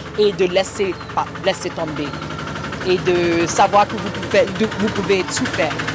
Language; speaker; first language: French; non-native, learner; Igbo